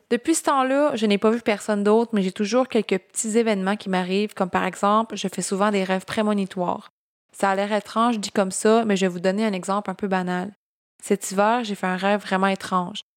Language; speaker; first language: French; native; French